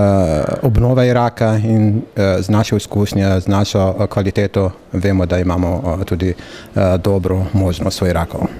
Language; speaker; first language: Slovenian; non-native, local second language; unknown